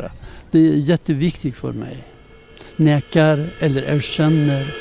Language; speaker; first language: Swedish; non-native, learner; Persian